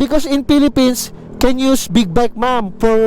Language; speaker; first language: English; non-native, learner; Filipino